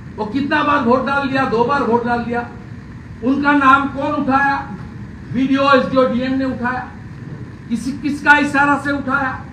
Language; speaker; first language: Hindi; non-native, local second language; Bangla